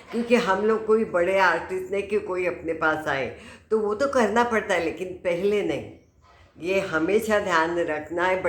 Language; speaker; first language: Hindi; non-native, local second language; Marathi